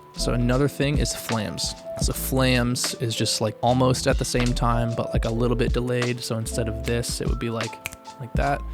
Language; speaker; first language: English; native; English